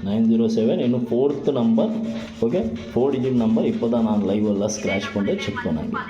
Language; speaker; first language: Tamil; non-native, learner; Kannada